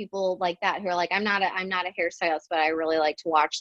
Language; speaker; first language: English; native; English